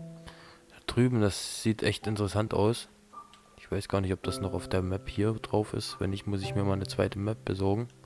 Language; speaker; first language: German; native; German